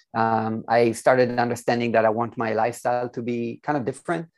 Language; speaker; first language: English; non-native, fluent; Hebrew